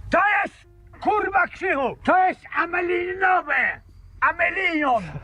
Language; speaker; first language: Polish; native; Polish